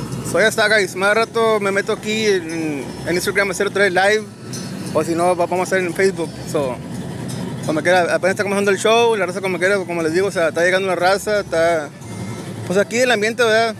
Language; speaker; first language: Spanish; early bilingual, heritage; Spanish